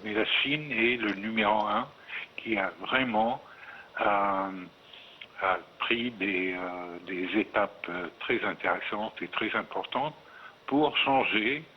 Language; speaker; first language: French; non-native, fluent; Arabic